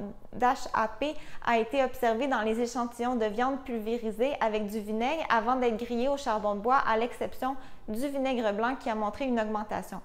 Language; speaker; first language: French; native; French